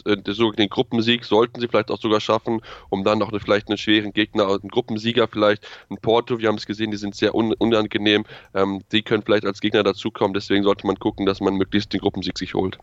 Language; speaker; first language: German; native; German